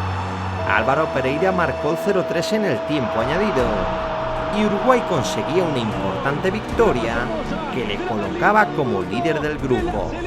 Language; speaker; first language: Spanish; native; Spanish